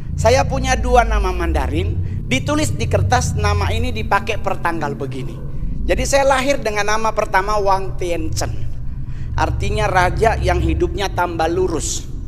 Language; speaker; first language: Indonesian; native; Indonesian